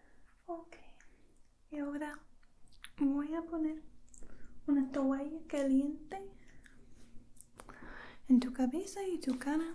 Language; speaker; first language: Spanish; non-native, learner; English